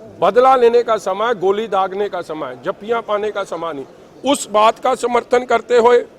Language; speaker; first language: Urdu; non-native, local second language; Punjabi